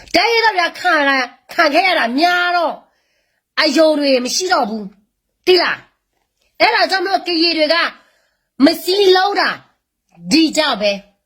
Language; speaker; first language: Burmese; non-native, local second language; S'gaw Karen